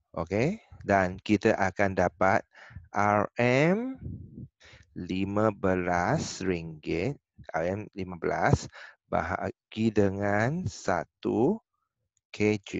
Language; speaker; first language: Malay; non-native, local second language; Chinese